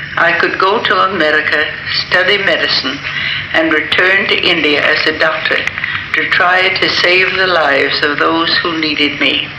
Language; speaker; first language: English; native; English